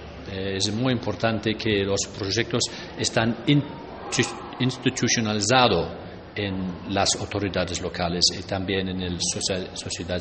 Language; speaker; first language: Spanish; non-native, fluent; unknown